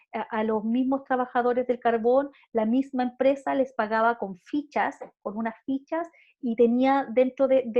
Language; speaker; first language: Spanish; native; Spanish